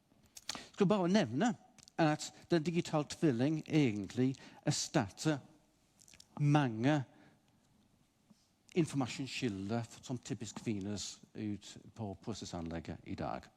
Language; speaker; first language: Norwegian; non-native, fluent; English